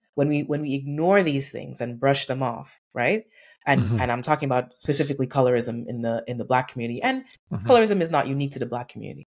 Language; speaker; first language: English; native; English